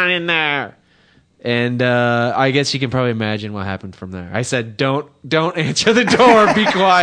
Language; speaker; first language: English; native; English